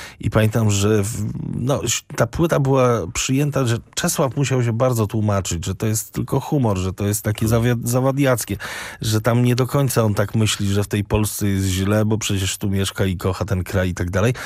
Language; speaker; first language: Polish; native; Polish